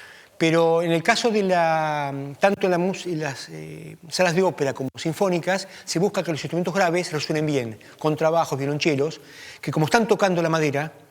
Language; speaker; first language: Spanish; native; Spanish